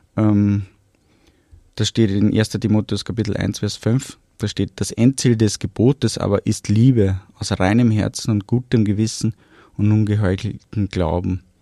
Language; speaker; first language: German; early bilingual, other home language; Romanian